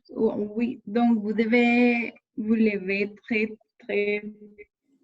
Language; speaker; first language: French; non-native, learner; Spanish